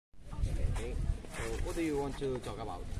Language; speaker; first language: English; non-native, learner; Spanish